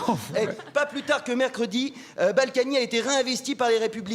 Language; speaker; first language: French; native; French